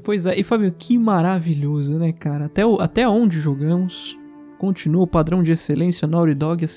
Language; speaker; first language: Portuguese; native; Portuguese